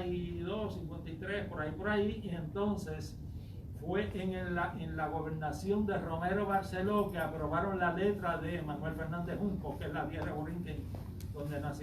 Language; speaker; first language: Spanish; native; Spanish